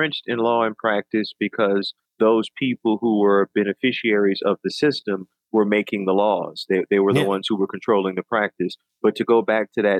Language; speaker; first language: English; native; English